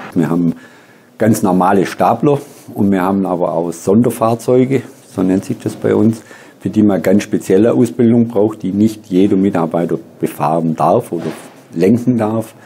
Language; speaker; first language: German; native; German